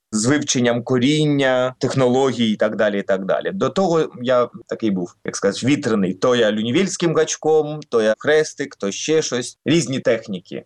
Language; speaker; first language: Ukrainian; non-native, local second language; Russian